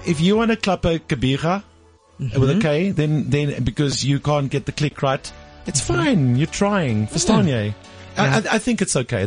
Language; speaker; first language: English; native; English